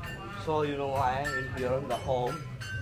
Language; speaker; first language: English; non-native, learner; Indonesian